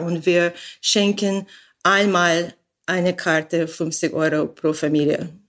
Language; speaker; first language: German; non-native, learner; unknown